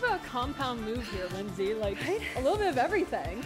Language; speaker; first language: English; native; English